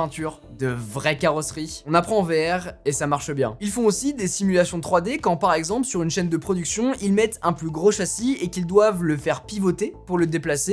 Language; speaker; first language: French; native; French